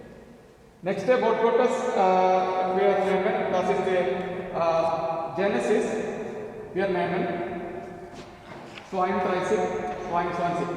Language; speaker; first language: German; non-native, learner; Malayalam